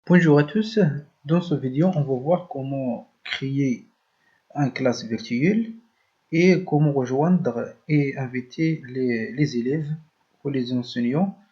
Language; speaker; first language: French; non-native, learner; Arabic